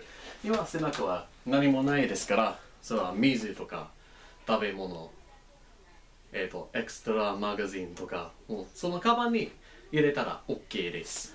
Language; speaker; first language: Japanese; non-native, learner; English